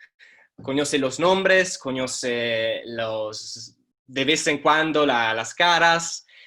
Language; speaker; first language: Spanish; non-native, fluent; Italian